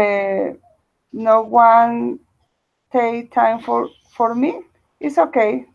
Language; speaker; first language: English; non-native, learner; Spanish